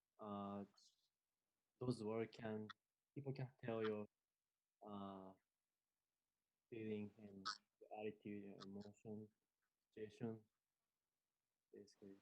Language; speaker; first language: English; non-native, fluent; Japanese